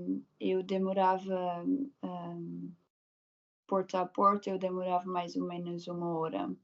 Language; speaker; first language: Portuguese; non-native, learner; Dutch